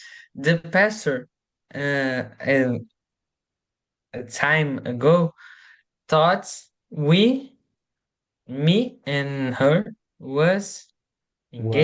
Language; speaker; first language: English; non-native, learner; Portuguese